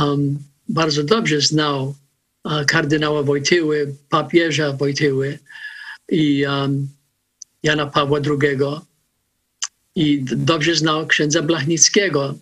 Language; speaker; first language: Polish; early bilingual, heritage; Polish